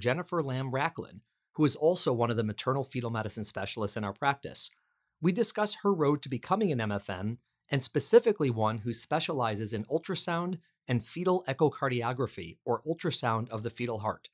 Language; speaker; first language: English; native; English